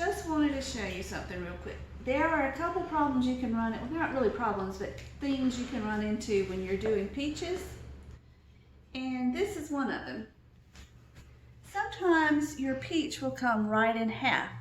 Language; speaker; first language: English; native; English